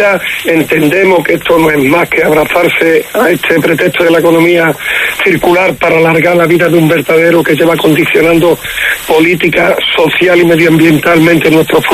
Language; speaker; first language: Spanish; native; Spanish